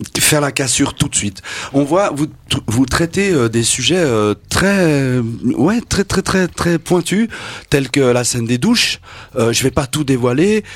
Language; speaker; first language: French; native; French